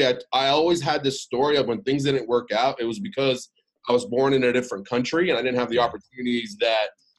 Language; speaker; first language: English; early bilingual, other home language; Arabic